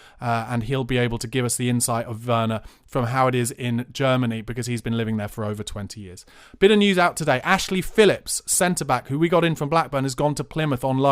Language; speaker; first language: English; native; English